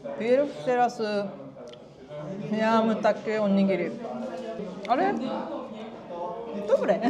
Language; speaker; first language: Polish; non-native, learner; Japanese